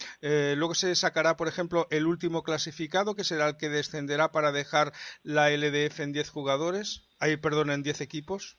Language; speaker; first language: Spanish; native; Spanish